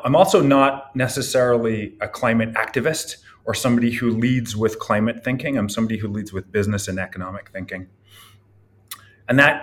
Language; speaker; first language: English; native; English